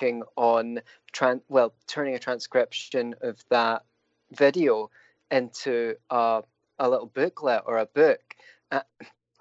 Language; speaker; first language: English; native; English